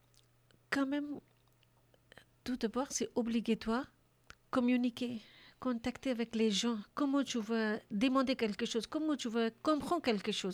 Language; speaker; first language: French; non-native, learner; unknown